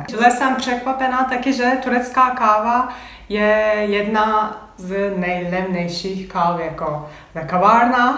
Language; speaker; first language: Czech; non-native, learner; Turkish